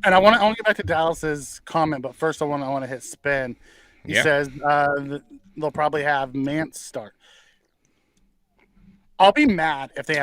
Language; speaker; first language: English; native; English